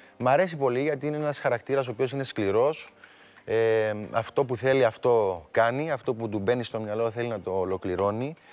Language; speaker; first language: Greek; native; Greek